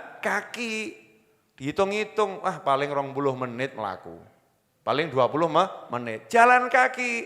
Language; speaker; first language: Indonesian; native; Indonesian